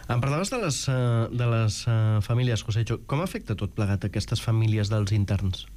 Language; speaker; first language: Catalan; native; Catalan